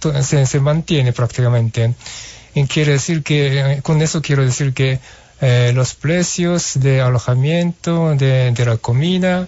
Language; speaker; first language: Spanish; non-native, fluent; Japanese